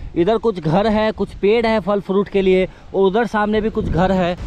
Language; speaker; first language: Hindi; native; Hindi